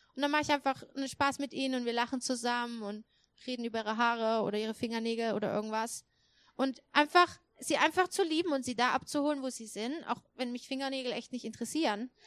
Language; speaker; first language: German; native; German